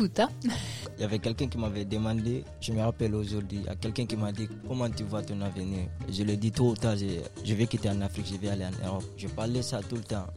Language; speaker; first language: French; non-native, local second language; Fula